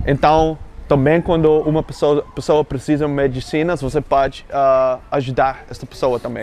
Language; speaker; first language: Portuguese; non-native, learner; Dutch